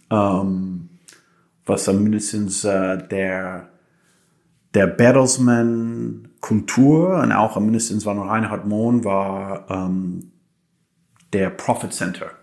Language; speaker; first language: German; non-native, fluent; English